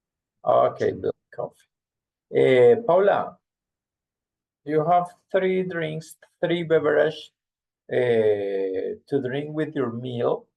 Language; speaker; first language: English; non-native, fluent; Spanish